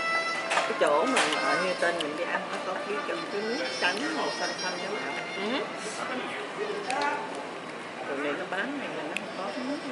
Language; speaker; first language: Vietnamese; native; Vietnamese